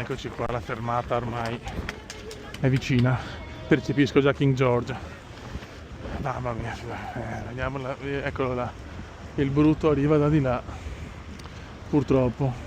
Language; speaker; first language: Italian; native; Italian